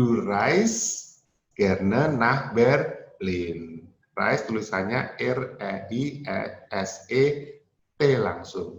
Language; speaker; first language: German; non-native, learner; Indonesian